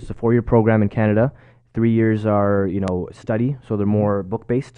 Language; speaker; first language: English; native; English